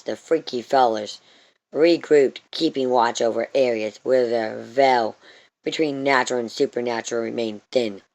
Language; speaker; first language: English; native; English